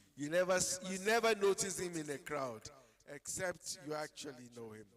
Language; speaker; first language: English; non-native, local second language; Yoruba